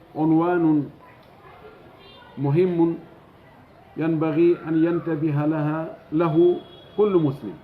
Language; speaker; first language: Arabic; non-native, fluent; Fula